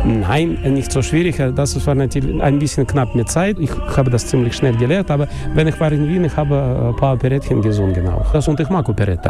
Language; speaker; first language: German; non-native, learner; Russian